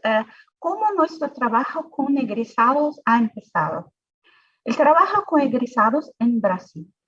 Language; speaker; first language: Spanish; non-native, fluent; Portuguese